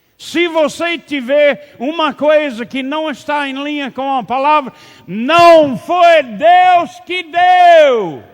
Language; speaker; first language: Portuguese; non-native, learner; English